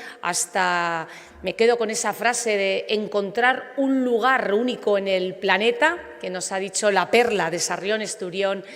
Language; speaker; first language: Spanish; native; Spanish